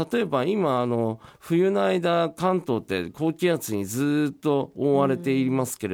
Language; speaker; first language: Japanese; native; Japanese